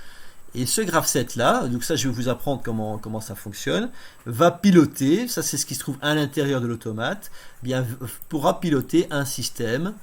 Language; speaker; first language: French; native; French